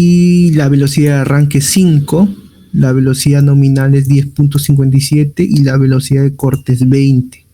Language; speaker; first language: Spanish; native; Spanish